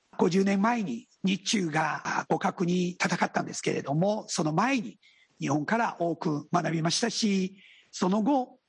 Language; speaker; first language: Japanese; non-native, fluent; Chinese